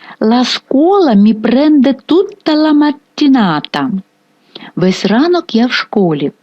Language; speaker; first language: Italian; non-native, fluent; Ukrainian